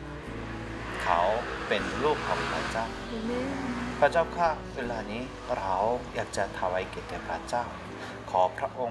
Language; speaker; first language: Thai; non-native, fluent; Korean